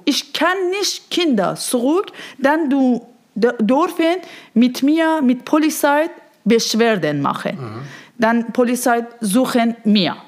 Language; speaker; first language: German; non-native, learner; Persian